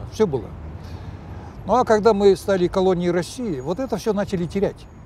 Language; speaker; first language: Russian; native; Russian